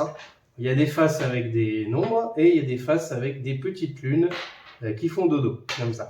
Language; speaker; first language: French; native; French